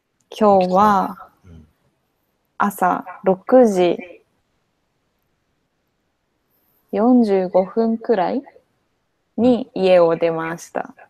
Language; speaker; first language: Japanese; non-native, fluent; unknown